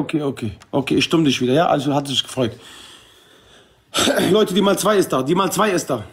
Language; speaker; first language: German; non-native, local second language; Arabic